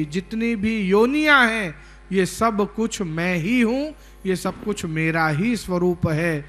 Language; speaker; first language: Hindi; non-native, local second language; Gujarati